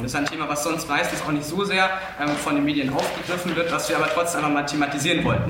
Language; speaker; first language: German; native; German